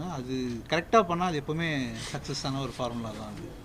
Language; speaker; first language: Tamil; native; Tamil